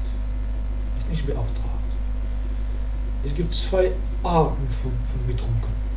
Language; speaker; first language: German; non-native, learner; Arabic